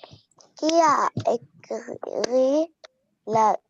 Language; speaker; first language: French; non-native, learner; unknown